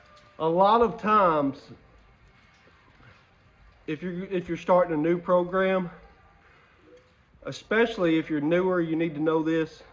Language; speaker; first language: English; native; English